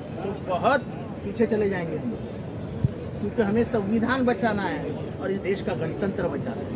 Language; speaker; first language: Hindi; non-native, local second language; Marathi